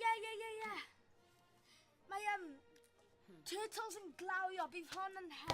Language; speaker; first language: Welsh; non-native, local second language; English